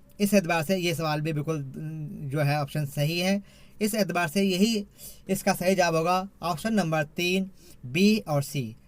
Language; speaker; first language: Urdu; native; Urdu